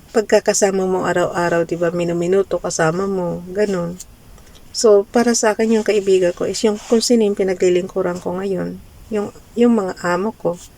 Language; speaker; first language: Filipino; non-native, local second language; Cebuano